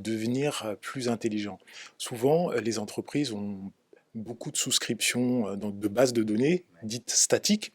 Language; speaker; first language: French; native; French